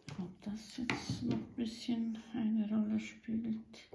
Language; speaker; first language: German; non-native, fluent; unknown